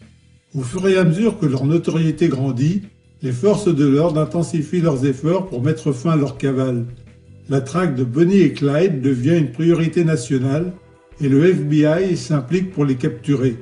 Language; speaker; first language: French; native; French